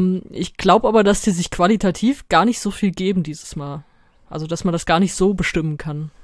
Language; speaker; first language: German; native; German